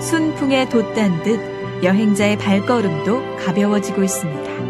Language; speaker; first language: Korean; native; Korean